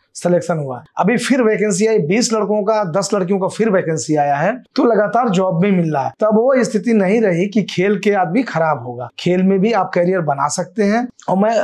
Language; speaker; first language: Hindi; native; Hindi